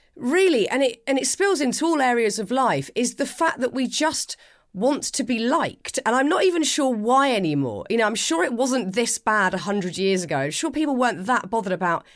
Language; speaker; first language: English; native; English